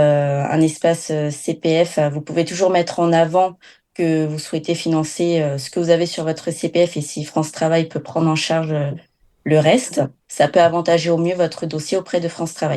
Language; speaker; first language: French; native; French